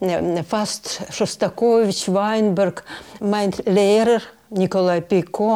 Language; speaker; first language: German; non-native, fluent; Russian